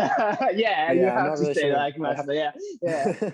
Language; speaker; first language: English; non-native, learner; Japanese